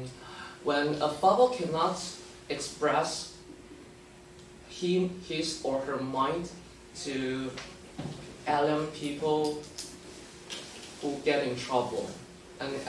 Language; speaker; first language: English; non-native, learner; Chinese